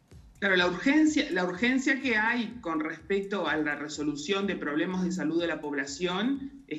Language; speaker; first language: Spanish; native; Spanish